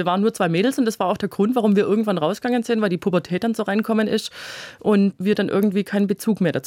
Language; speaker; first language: German; native; German